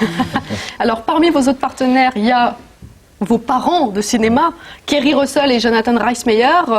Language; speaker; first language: French; native; French